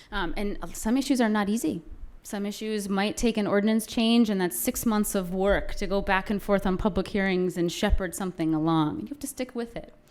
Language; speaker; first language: English; native; English